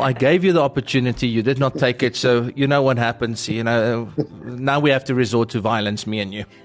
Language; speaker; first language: English; non-native, local second language; Afrikaans